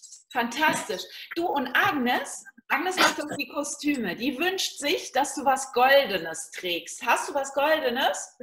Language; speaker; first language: German; native; German